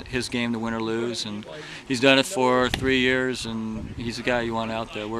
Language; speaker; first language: English; native; English